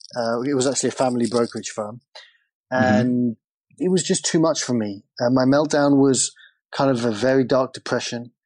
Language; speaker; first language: English; native; English